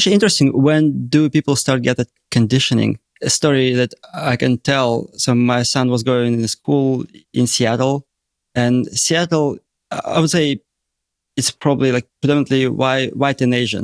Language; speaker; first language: English; non-native, fluent; Russian